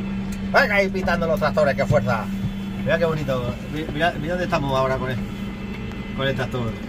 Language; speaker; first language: Spanish; native; Spanish